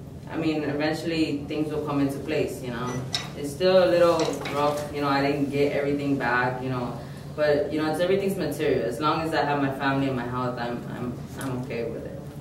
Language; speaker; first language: English; early bilingual, other home language; Spanish